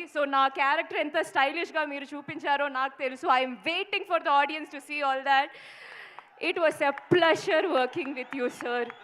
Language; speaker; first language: Telugu; non-native, fluent; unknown